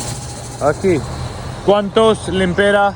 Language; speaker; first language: Spanish; non-native, learner; Hindi